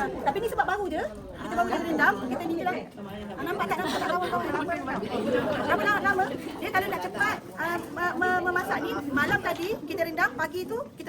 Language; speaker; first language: Malay; native; Malay